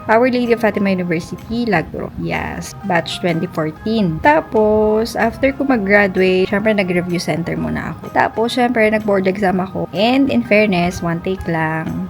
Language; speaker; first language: Filipino; non-native, local second language; Iloko